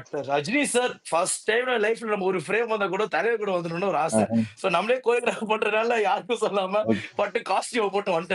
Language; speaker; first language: Tamil; native; Tamil